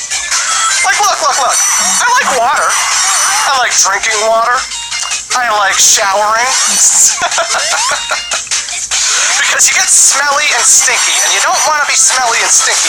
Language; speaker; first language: English; native; English